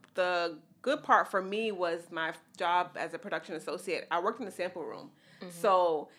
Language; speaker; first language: English; native; English